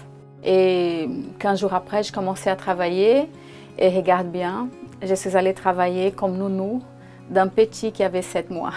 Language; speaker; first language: French; non-native, fluent; Portuguese